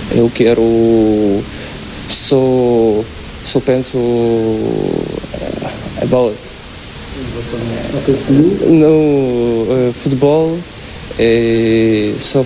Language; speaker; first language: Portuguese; non-native, learner; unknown